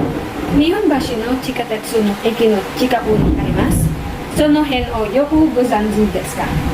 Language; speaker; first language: Japanese; non-native, learner; Filipino